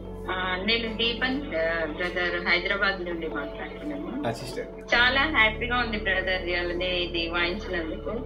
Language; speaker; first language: Telugu; non-native, local second language; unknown